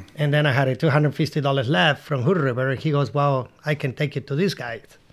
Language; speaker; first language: English; non-native, learner; Spanish